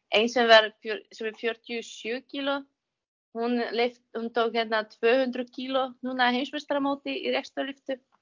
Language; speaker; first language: Icelandic; non-native, fluent; Czech